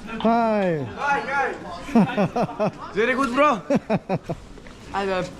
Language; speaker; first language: English; non-native, learner; Korean